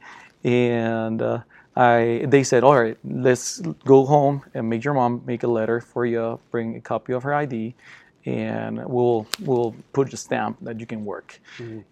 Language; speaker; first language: English; non-native, fluent; Spanish